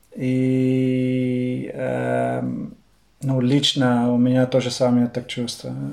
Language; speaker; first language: Russian; non-native, fluent; Dutch